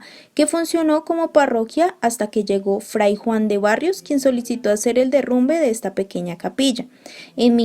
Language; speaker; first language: Spanish; native; Spanish